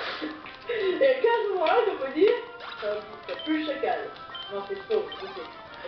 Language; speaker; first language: French; native; French